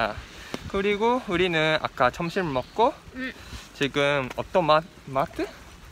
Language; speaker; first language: Korean; non-native, fluent; Japanese